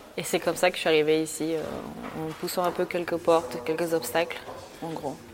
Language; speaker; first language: French; early bilingual, other home language; Spanish